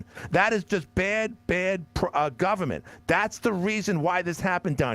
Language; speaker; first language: English; native; English